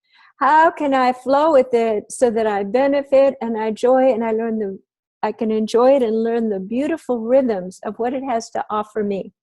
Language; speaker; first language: English; native; English